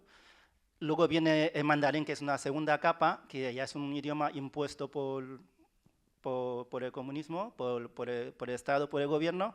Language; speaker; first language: Spanish; early bilingual, other home language; Chinese